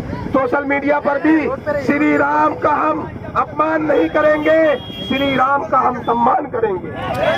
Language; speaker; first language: Hindi; native; Hindi